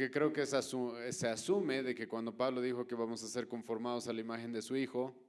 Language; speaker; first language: Spanish; native; Spanish